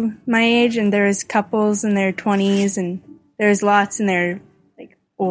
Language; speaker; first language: English; native; English